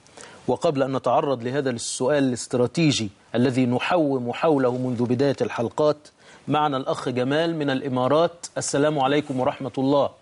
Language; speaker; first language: Arabic; native; Arabic